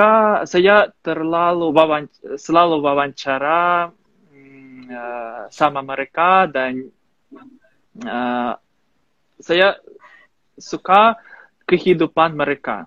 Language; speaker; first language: Indonesian; non-native, fluent; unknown